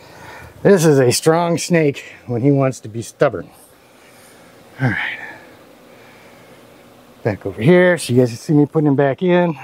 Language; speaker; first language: English; native; English